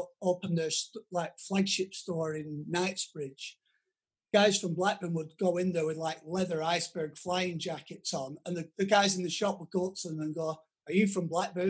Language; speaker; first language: English; native; English